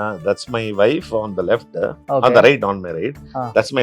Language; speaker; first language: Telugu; non-native, fluent; Tamil